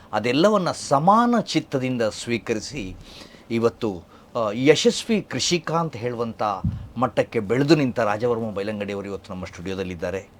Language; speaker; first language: Kannada; native; Kannada